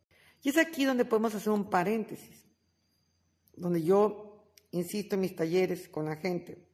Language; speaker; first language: Spanish; native; Spanish